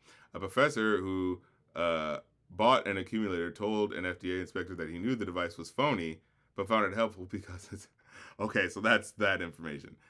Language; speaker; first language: English; native; English